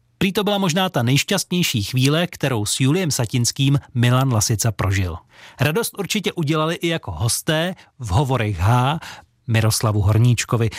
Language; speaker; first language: Czech; native; Czech